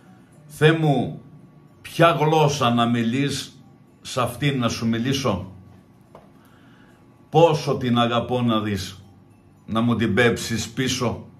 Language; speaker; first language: Greek; native; Greek